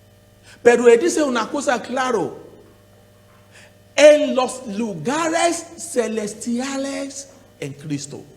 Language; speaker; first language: Spanish; non-native, learner; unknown